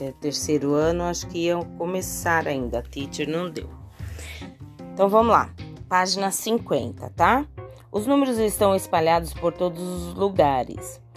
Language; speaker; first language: Portuguese; native; Portuguese